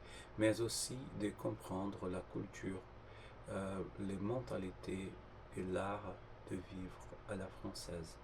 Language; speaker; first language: French; non-native, fluent; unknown